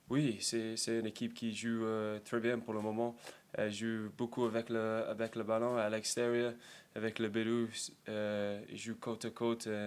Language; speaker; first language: French; non-native, learner; English